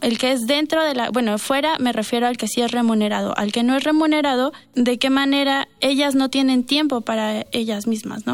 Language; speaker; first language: Spanish; native; Spanish